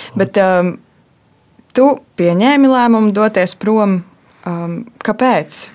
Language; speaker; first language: Latvian; native; Latvian